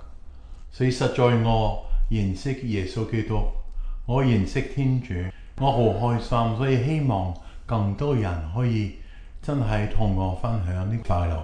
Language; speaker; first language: Chinese; non-native, fluent; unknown